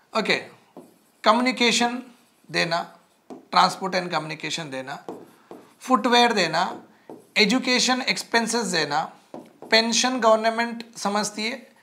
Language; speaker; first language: Hindi; non-native, local second language; Urdu